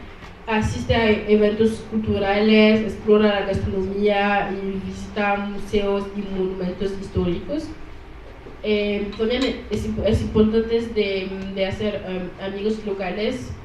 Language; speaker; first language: Spanish; non-native, learner; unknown